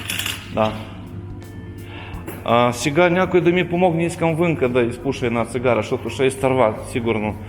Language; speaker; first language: Bulgarian; early bilingual, heritage; Russian